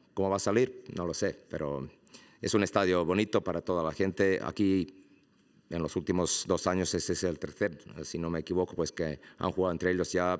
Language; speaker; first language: Spanish; non-native, fluent; Croatian